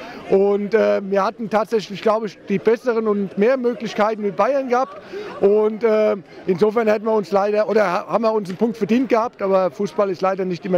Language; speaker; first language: German; native; German